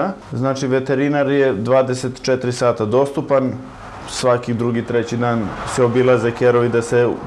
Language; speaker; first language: Serbian; native; Serbian